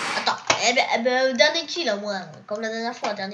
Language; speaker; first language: French; native; French